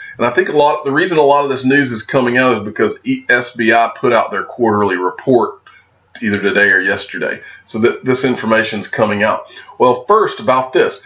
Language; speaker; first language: English; native; English